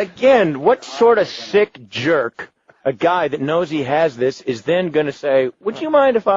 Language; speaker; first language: English; native; English